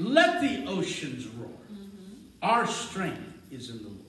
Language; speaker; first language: English; native; English